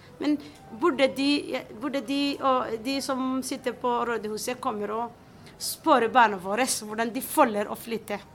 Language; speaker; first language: Norwegian; non-native, fluent; Somali